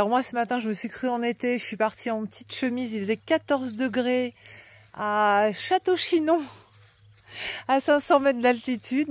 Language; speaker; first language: French; native; French